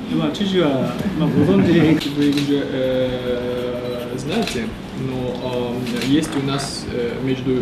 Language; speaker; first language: Russian; non-native, fluent; Japanese